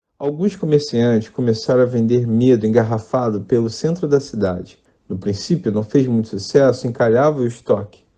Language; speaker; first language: Portuguese; native; Portuguese